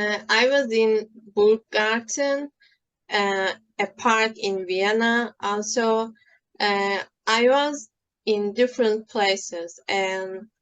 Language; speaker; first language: English; non-native, fluent; Turkish